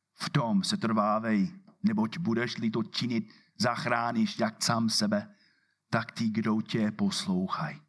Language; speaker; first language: Czech; non-native, fluent; English